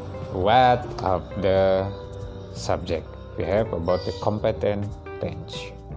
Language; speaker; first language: English; non-native, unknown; Indonesian